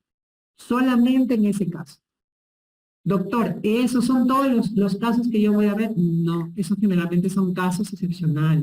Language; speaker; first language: Spanish; native; Spanish